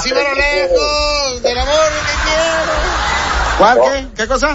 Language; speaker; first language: Spanish; native; Spanish